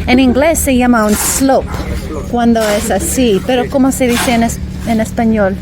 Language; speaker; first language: Spanish; non-native, learner; English